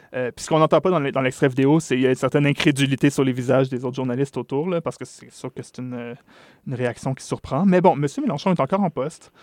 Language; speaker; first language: French; native; French